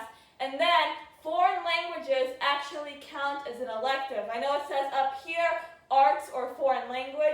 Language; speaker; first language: English; native; English